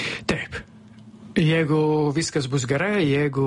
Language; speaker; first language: Lithuanian; non-native, fluent; Italian